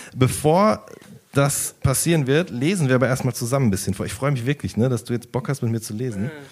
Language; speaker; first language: German; native; German